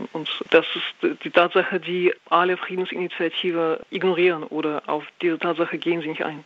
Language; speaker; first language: German; non-native, fluent; Russian